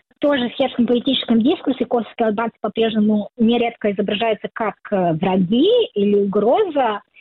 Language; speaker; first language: Russian; non-native, fluent; Serbian